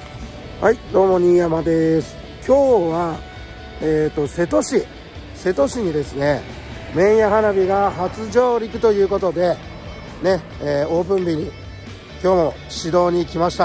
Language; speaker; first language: Japanese; native; Japanese